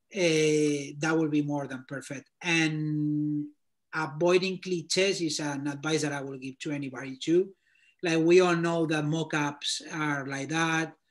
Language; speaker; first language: English; non-native, fluent; Spanish